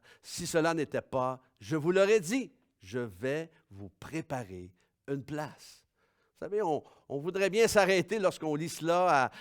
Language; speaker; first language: French; native; French